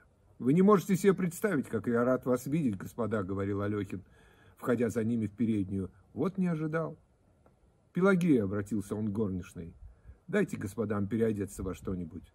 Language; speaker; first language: Russian; native; Russian